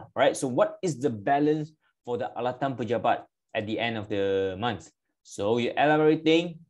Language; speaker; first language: English; non-native, local second language; Malay